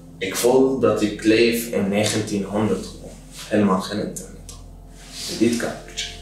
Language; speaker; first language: Dutch; non-native, learner; Arabic